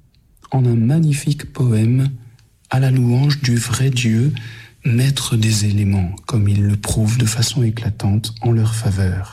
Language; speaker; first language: French; native; French